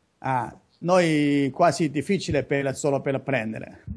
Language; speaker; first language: Italian; non-native, learner; Chinese